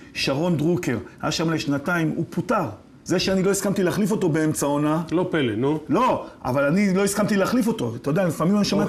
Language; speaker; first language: Hebrew; native; Hebrew